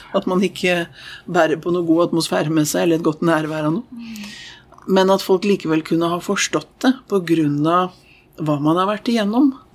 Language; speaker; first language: Norwegian; native; Norwegian